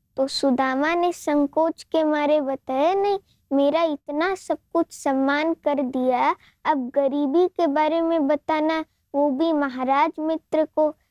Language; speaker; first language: Hindi; non-native, local second language; Gujarati